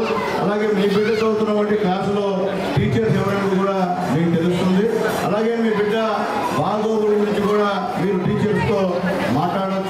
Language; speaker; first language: Telugu; native; Telugu